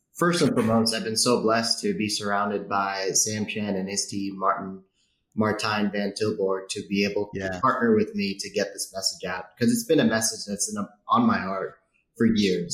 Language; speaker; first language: English; native; English